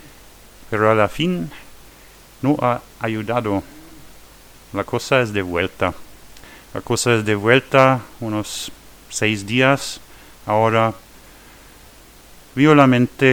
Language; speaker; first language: Spanish; non-native, learner; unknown